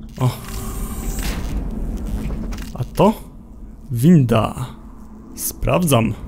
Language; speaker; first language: Polish; native; Polish